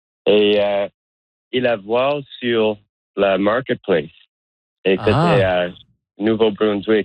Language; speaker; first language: French; non-native, learner; English